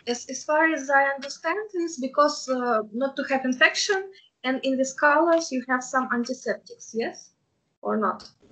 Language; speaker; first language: English; non-native, fluent; Russian